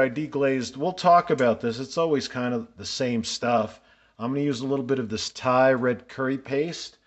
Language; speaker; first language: English; native; English